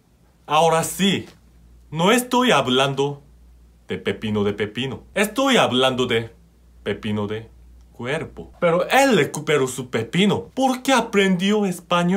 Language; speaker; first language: Spanish; non-native, fluent; Korean